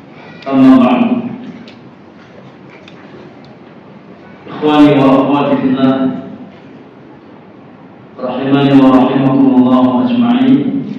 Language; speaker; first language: Arabic; non-native, fluent; Indonesian